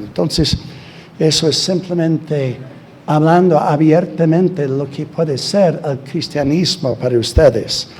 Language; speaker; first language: Spanish; non-native, fluent; English